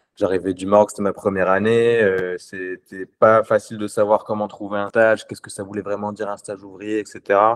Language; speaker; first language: French; non-native, local second language; Arabic